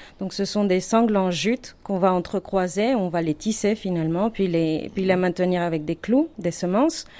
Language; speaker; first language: French; non-native, fluent; Spanish